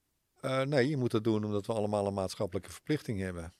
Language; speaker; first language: Dutch; native; Dutch